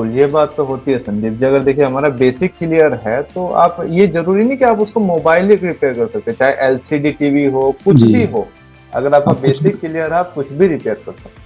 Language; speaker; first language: Hindi; native; Hindi